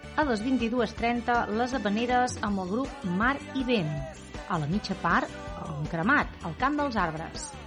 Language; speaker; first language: Catalan; native; Catalan